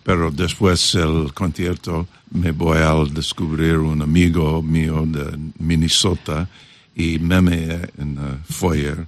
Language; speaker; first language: Spanish; non-native, learner; English